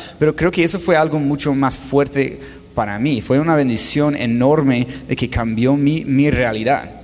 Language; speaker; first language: Spanish; non-native, fluent; English